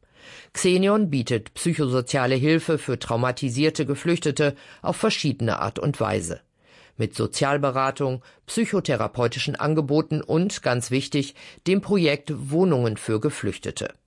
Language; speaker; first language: German; native; German